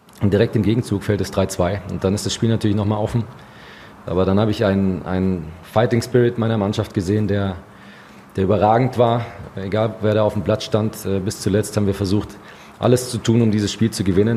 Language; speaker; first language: German; native; German